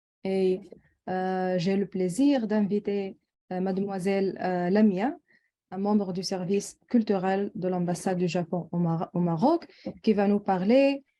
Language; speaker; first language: French; non-native, local second language; Arabic